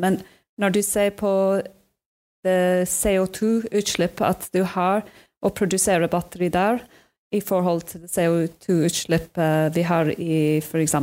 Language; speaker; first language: Norwegian; non-native, fluent; English